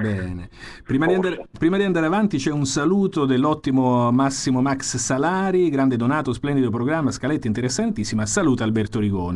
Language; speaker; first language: Italian; native; Italian